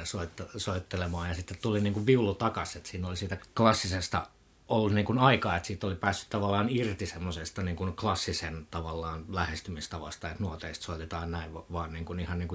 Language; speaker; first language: Finnish; native; Finnish